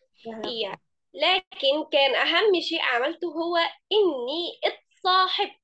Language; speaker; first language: Arabic; non-native, fluent; Indonesian